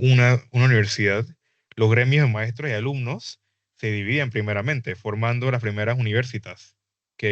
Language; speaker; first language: Spanish; native; Spanish